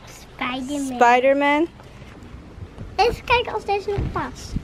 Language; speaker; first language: Dutch; early bilingual, other home language; Turkish